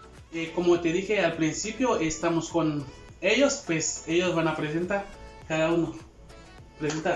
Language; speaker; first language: Spanish; non-native, learner; Haitian Creole